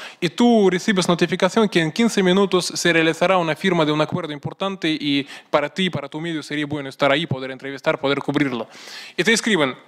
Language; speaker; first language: Spanish; non-native, fluent; Russian